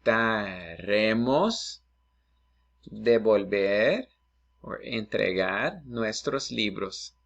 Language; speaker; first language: Spanish; non-native, fluent; English